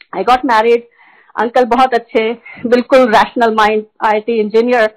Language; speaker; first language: Hindi; native; Hindi